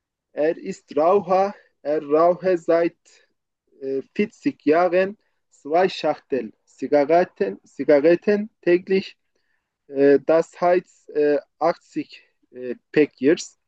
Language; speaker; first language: German; non-native, fluent; Turkish